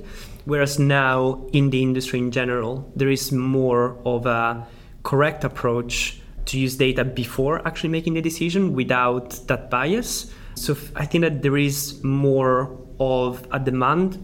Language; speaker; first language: English; non-native, fluent; Italian